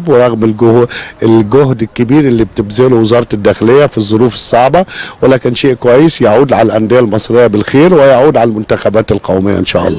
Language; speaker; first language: Arabic; native; Arabic